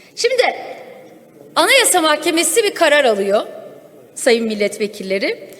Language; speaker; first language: Turkish; non-native, local second language; Kurdish